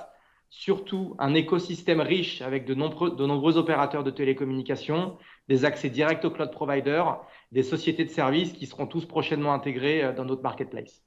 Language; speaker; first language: French; native; French